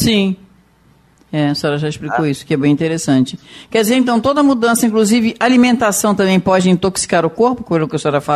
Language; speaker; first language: Portuguese; native; Portuguese